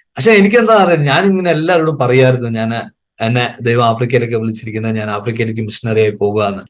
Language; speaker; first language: Malayalam; native; Malayalam